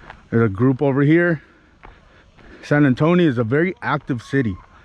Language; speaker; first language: English; native; English